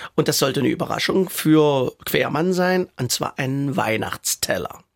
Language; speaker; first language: German; native; German